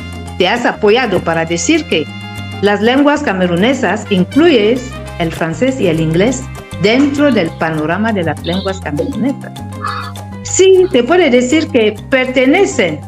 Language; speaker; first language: Spanish; non-native, fluent; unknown